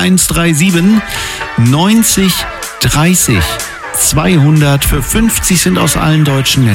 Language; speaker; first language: German; native; German